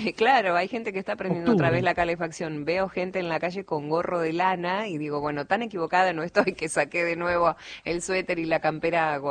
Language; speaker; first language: Spanish; native; Spanish